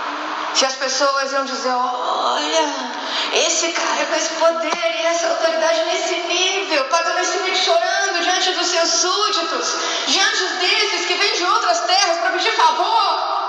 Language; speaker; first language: Portuguese; native; Portuguese